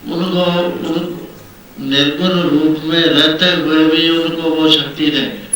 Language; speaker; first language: Hindi; non-native, local second language; Punjabi